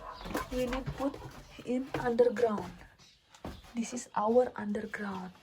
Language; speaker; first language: English; non-native, learner; Indonesian